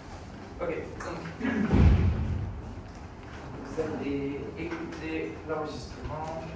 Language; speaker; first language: French; non-native, fluent; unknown